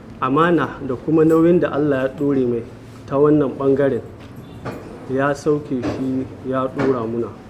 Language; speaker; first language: Hausa; native; Hausa